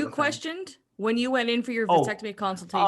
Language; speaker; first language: English; native; English